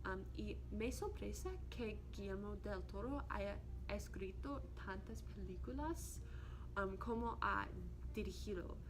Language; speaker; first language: Spanish; non-native, learner; English